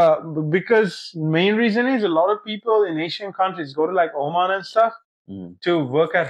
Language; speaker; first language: English; non-native, local second language; Sinhala